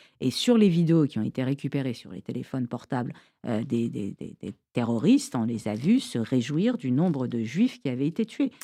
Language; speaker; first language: French; early bilingual, other home language; Persian